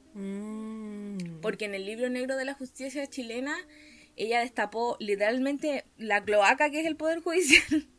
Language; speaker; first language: Spanish; native; Spanish